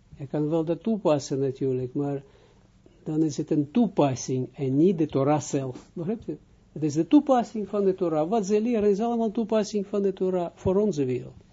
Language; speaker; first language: Dutch; non-native, fluent; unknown